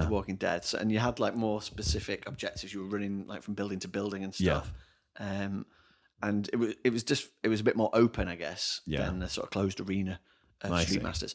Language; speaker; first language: English; native; English